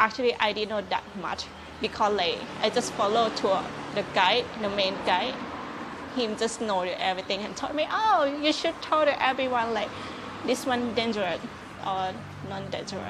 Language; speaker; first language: English; non-native, learner; Thai